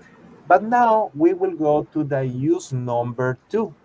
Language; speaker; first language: English; non-native, fluent; Spanish